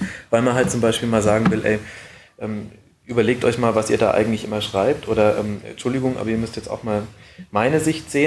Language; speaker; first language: German; native; German